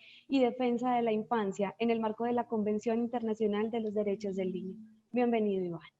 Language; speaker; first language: Spanish; native; Spanish